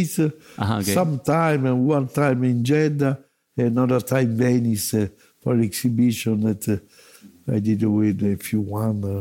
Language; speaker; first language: English; non-native, learner; Italian